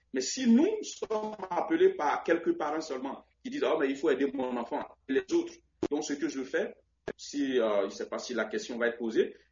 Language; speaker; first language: French; non-native, local second language; Baoulé